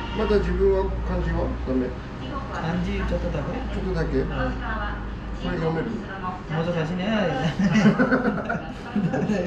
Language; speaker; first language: Japanese; non-native, learner; Nepali